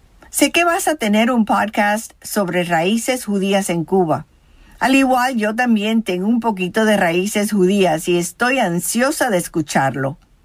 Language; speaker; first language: Spanish; early bilingual, heritage; Spanish